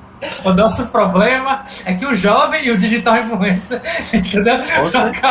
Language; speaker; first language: Portuguese; native; Portuguese